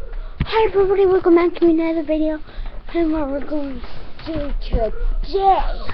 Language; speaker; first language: English; native; English